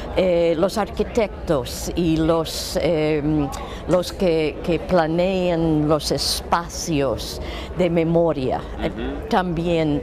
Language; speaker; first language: Spanish; non-native, fluent; English